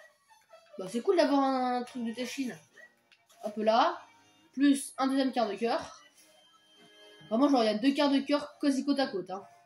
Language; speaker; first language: French; native; French